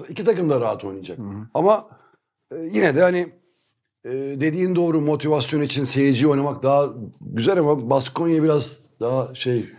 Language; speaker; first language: Turkish; native; Turkish